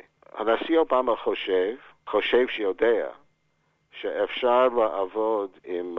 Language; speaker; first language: Hebrew; non-native, fluent; English